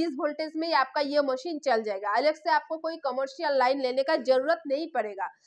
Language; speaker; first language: Hindi; non-native, local second language; Bangla